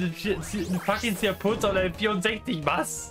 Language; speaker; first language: German; native; German